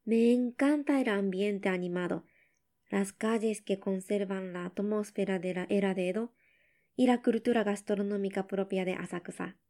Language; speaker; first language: Spanish; non-native, learner; Japanese